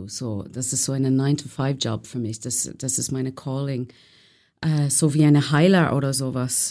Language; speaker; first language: German; non-native, learner; English